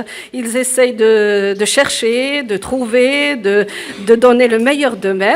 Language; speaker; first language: French; early bilingual, other home language; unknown